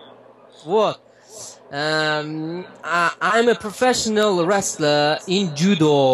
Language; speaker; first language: English; non-native, learner; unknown